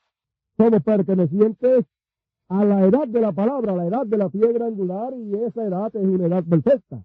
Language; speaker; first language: Spanish; native; Spanish